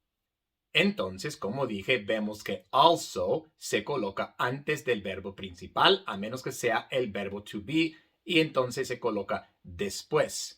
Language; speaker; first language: Spanish; non-native, fluent; English